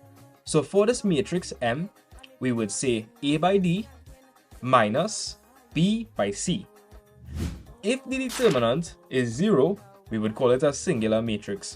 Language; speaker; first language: English; native; English